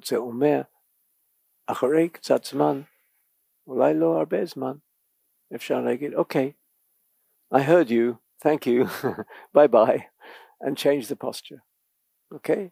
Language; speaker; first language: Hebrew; non-native, learner; English